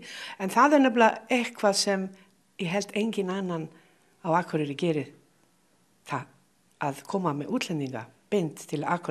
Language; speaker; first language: Icelandic; non-native, fluent; Slovenian